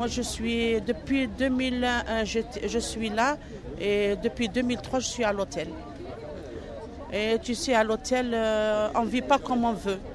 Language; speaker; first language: French; non-native, local second language; Arabic